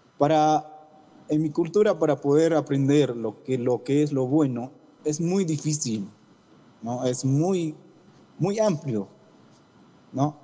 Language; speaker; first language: Spanish; non-native, local second language; Shipibo-Conibo